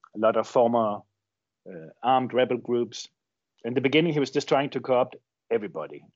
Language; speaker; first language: English; non-native, fluent; Danish